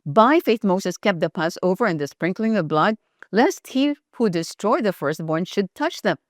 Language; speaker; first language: English; non-native, local second language; Filipino